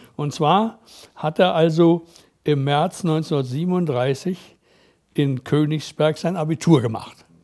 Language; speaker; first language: German; native; German